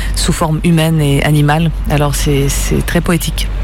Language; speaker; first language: French; early bilingual, other home language; Serbian